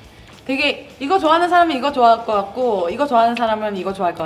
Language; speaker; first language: Korean; native; Korean